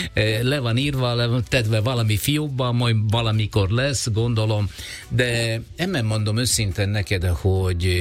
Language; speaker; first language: Hungarian; non-native, fluent; Italian